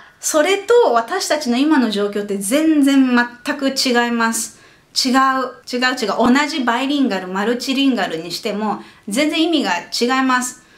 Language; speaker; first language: Japanese; native; Japanese